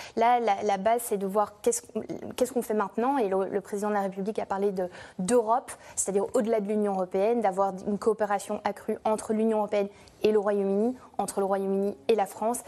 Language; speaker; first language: French; non-native, fluent; English